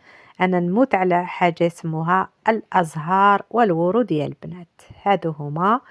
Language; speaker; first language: Arabic; native; Arabic